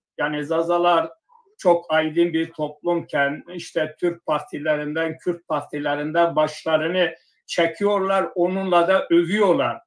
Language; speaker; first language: Turkish; non-native, local second language; Zaza